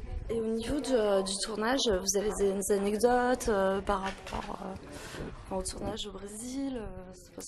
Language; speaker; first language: French; native; French